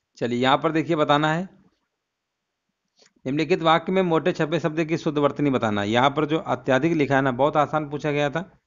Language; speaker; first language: Hindi; native; Hindi